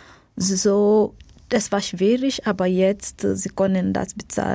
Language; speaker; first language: German; non-native, fluent; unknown